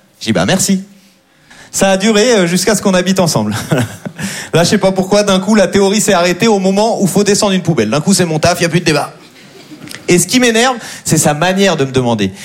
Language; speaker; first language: French; native; French